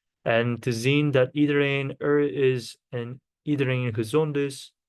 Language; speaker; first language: Dutch; non-native, learner; Korean